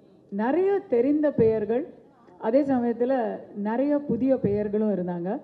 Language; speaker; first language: Tamil; native; Tamil